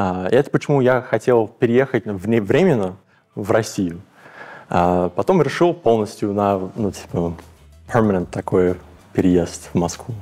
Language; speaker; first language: Russian; early bilingual, heritage; English